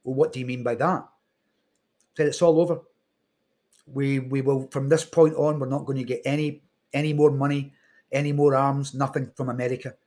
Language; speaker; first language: English; native; English